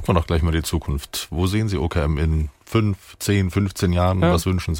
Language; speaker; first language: German; native; German